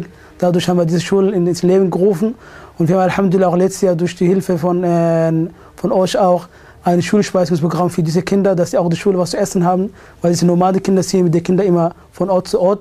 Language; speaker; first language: German; early bilingual, other home language; Somali